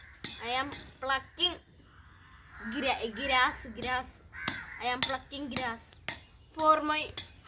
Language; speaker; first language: English; non-native, learner; Malayalam